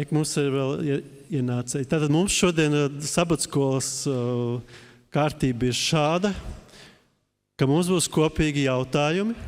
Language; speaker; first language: Latvian; native; Latvian